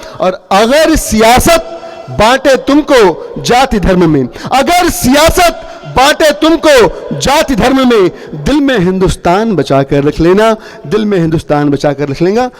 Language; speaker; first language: Hindi; non-native, local second language; Bhojpuri